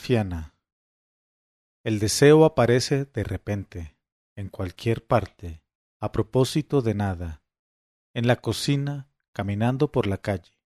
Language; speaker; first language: Spanish; native; Spanish